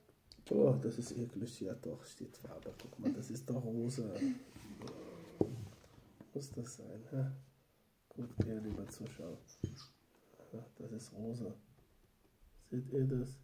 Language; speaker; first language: German; non-native, learner; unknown